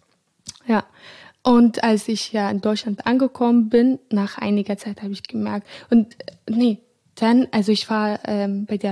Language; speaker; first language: German; non-native, fluent; Arabic